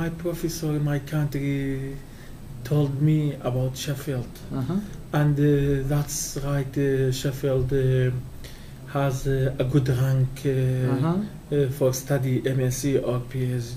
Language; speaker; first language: English; non-native, learner; Kurdish